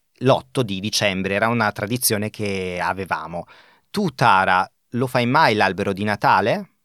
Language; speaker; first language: Italian; native; Italian